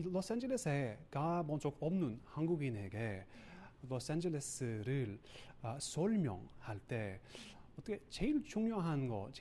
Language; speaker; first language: Korean; non-native, learner; English